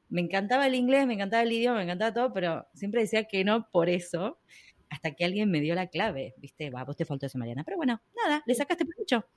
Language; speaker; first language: Spanish; native; Spanish